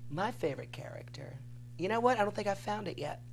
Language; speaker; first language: English; native; English